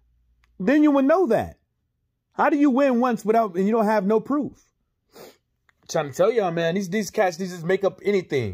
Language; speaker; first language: English; native; English